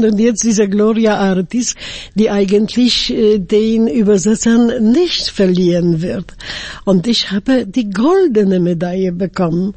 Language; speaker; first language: German; non-native, fluent; Polish